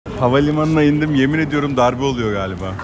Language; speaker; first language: Turkish; native; Turkish